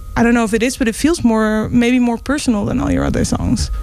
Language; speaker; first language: English; non-native, fluent; Dutch